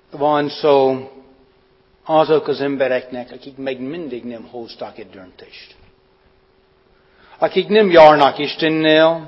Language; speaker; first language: Hungarian; non-native, fluent; English